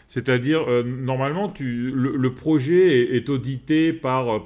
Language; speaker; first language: French; native; French